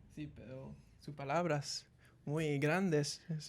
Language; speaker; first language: Spanish; early bilingual, heritage; English